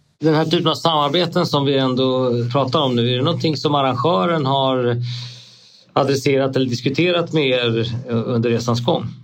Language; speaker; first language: Swedish; native; Swedish